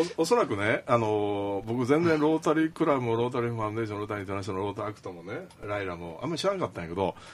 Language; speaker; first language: Japanese; native; Japanese